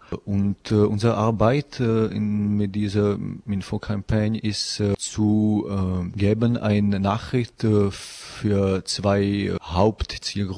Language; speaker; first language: German; non-native, learner; Czech